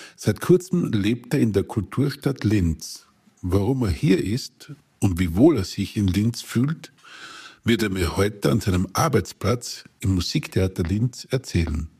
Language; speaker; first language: German; native; German